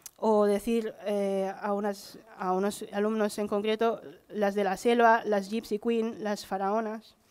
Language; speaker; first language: Spanish; early bilingual, other home language; Filipino